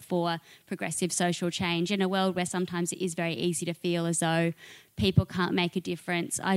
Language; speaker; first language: English; native; English